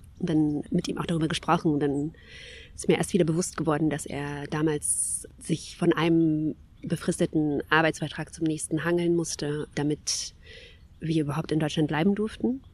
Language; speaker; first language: German; early bilingual, other home language; Kabyle